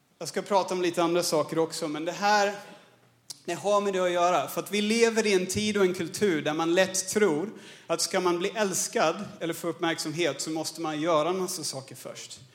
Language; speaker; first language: Swedish; non-native, fluent; English